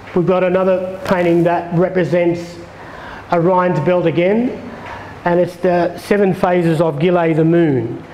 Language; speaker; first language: English; native; English